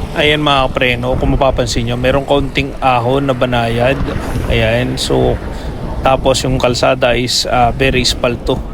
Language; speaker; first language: Filipino; native; Filipino